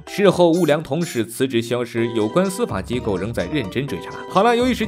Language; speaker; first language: Chinese; native; Chinese